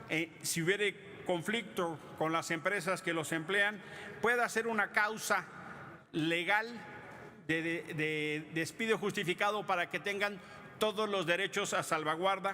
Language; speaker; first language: Spanish; native; Spanish